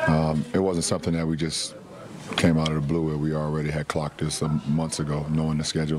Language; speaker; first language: English; native; English